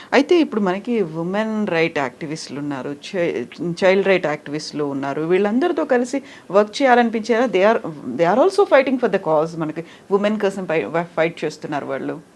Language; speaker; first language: Telugu; native; Telugu